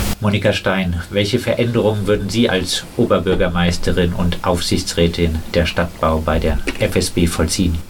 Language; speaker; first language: German; native; German